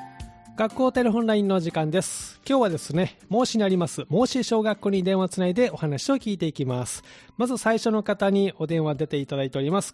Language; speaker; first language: Japanese; native; Japanese